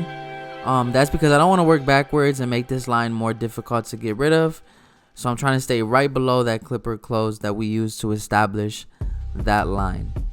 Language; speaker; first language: English; native; English